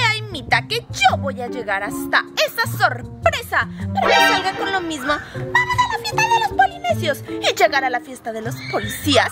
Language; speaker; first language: Spanish; native; Spanish